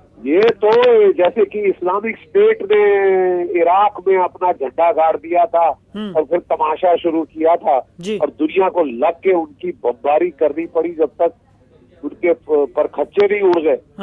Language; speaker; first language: Hindi; native; Hindi